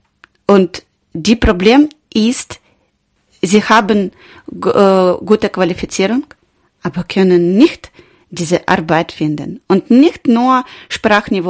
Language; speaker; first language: German; non-native, learner; Ukrainian